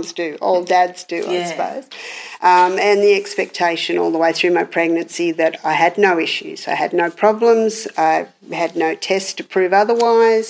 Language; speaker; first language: English; native; English